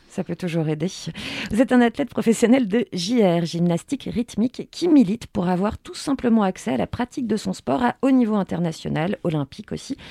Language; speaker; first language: French; native; French